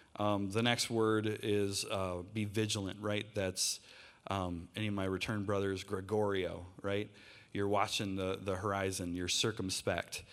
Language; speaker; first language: English; native; English